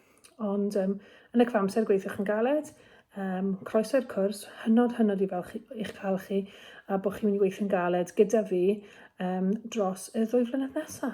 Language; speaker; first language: Welsh; native; Welsh